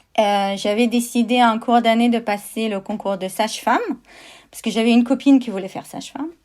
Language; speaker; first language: French; non-native, fluent; Russian